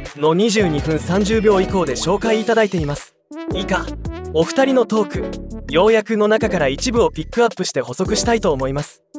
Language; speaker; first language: Japanese; native; Japanese